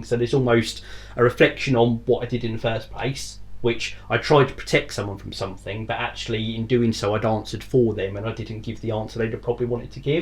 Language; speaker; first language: English; native; English